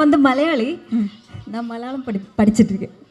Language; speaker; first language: Tamil; non-native, learner; Malayalam